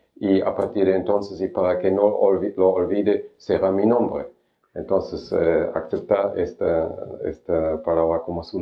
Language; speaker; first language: Spanish; non-native, fluent; German